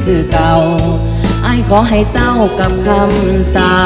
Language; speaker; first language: Thai; native; Thai